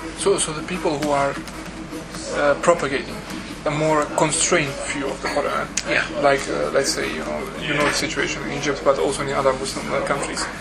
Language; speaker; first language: English; non-native, fluent; Dutch